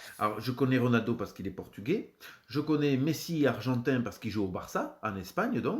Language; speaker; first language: French; native; French